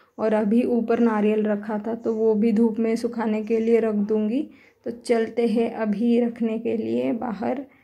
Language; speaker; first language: Hindi; non-native, local second language; Marathi